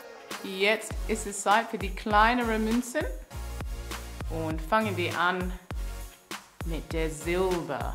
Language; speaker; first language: German; non-native, learner; English